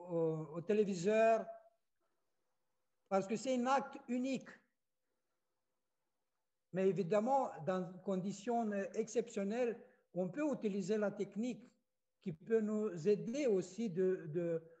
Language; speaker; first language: French; non-native, fluent; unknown